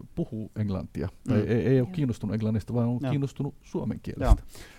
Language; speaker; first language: Finnish; non-native, fluent; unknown